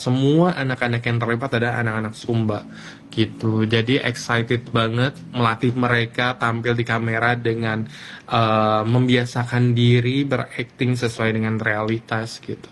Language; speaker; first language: Indonesian; native; Indonesian